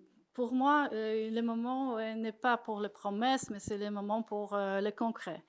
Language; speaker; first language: French; non-native, fluent; Polish